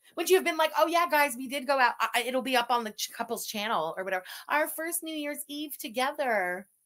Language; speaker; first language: English; early bilingual, other home language; French